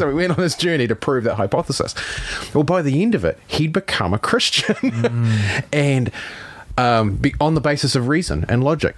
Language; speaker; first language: English; native; English